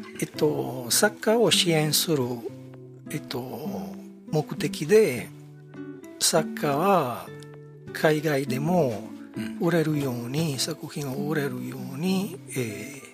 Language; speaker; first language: Japanese; non-native, fluent; Italian